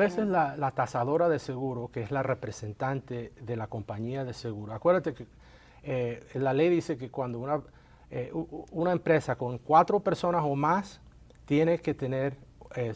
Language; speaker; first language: Spanish; native; Spanish